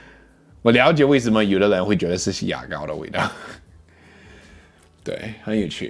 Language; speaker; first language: Chinese; early bilingual, heritage; English